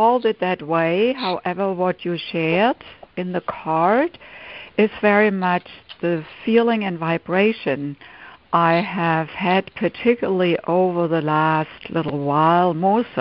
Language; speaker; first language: English; non-native, fluent; German